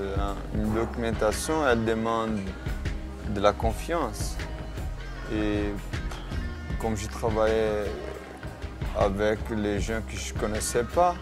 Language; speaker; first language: French; non-native, fluent; Portuguese